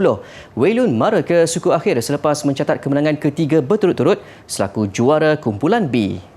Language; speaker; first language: Malay; native; Malay